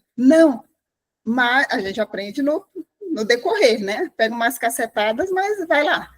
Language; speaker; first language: Portuguese; native; Portuguese